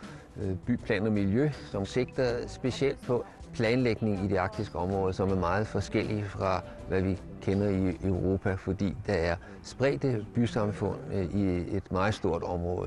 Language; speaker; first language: Danish; native; Danish